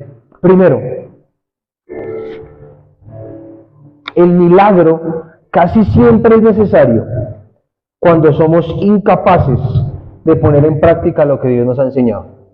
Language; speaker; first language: Spanish; native; Spanish